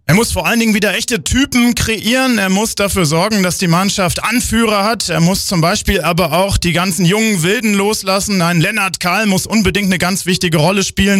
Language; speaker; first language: German; native; German